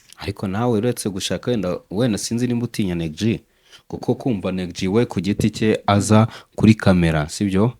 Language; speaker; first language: Kinyarwanda; native; Kinyarwanda